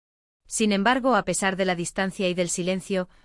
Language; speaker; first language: Spanish; native; Spanish